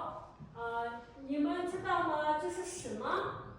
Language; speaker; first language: Chinese; non-native, fluent; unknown